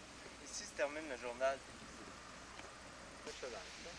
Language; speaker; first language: French; native; French